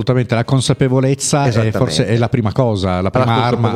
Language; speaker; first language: Italian; native; Italian